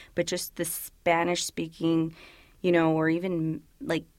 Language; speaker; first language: English; early bilingual, other home language; Spanish